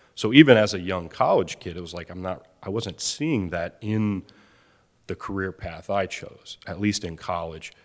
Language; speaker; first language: English; native; English